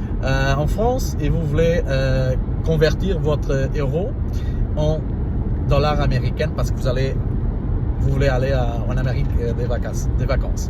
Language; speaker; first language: French; non-native, learner; Portuguese